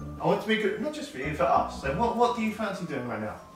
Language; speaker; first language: English; native; English